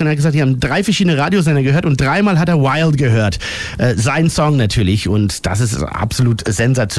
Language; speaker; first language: German; native; German